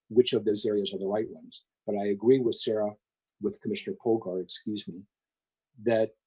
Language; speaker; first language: English; native; English